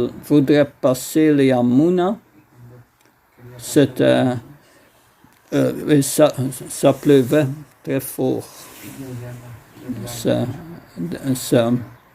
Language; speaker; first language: French; non-native, fluent; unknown